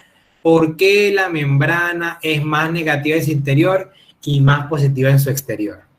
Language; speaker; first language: Spanish; native; Spanish